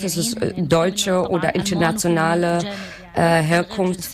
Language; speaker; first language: German; non-native, learner; Arabic